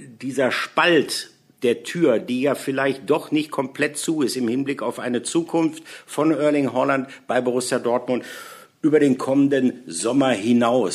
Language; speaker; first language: German; native; German